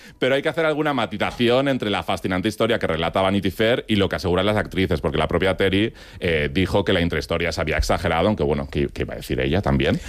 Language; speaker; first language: Spanish; native; Spanish